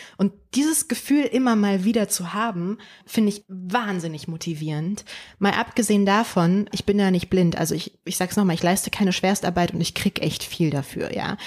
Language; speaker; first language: German; early bilingual, other home language; Polish